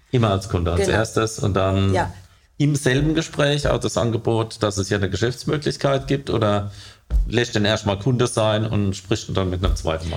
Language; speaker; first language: German; native; German